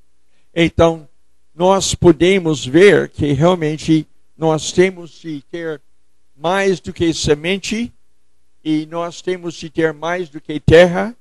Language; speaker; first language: Portuguese; non-native, fluent; English